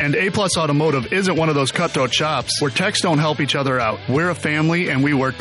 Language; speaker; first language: English; native; English